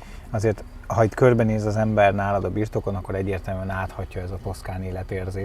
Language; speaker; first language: Hungarian; native; Hungarian